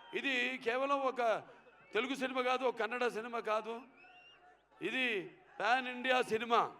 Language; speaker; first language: Telugu; native; Telugu